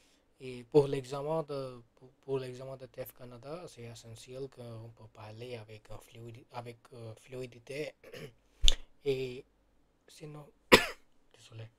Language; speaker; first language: French; non-native, learner; Gujarati